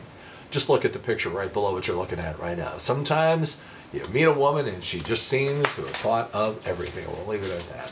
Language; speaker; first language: English; native; English